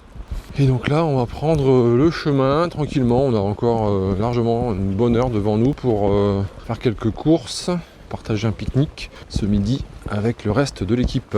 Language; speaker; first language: French; native; French